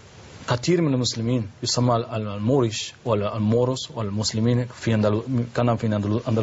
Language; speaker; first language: Arabic; non-native, learner; Spanish